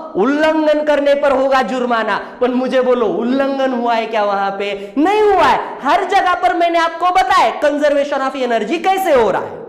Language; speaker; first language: Hindi; non-native, local second language; Marathi